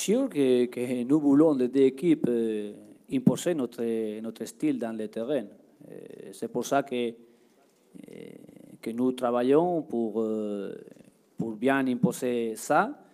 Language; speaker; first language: French; non-native, learner; Spanish